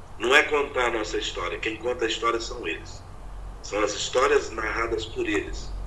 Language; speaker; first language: Portuguese; native; Portuguese